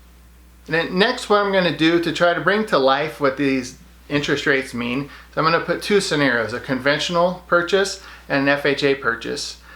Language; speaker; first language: English; native; English